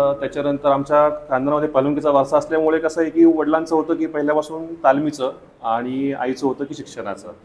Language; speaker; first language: Marathi; native; Marathi